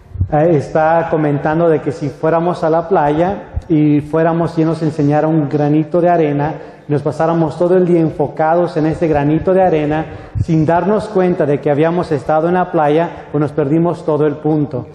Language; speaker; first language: Spanish; native; Spanish